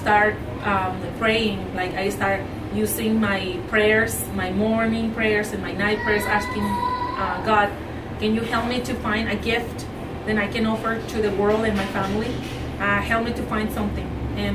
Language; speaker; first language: English; non-native, fluent; Spanish